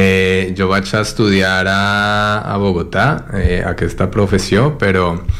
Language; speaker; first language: Catalan; non-native, learner; Spanish